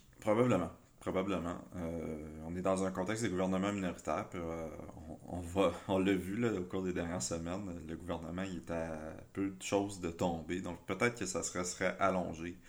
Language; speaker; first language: French; native; French